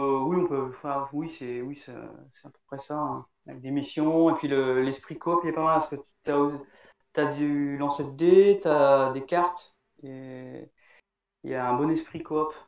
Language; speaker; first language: French; native; French